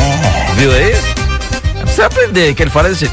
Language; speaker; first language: Portuguese; native; Portuguese